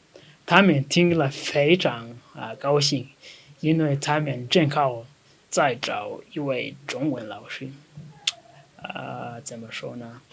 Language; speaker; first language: Chinese; non-native, fluent; Kinyarwanda